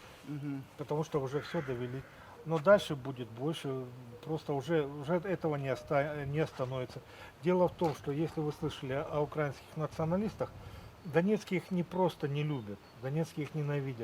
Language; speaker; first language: Russian; native; Russian